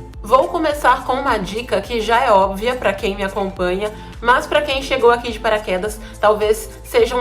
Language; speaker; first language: Portuguese; native; Portuguese